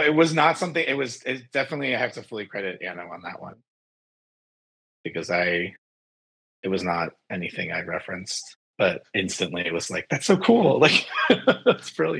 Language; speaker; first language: English; native; English